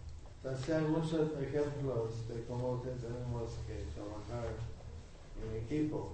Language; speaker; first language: Spanish; non-native, learner; English